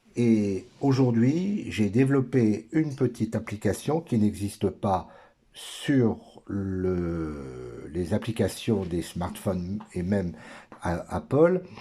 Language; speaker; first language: French; native; French